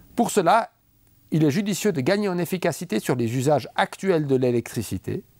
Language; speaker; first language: French; native; French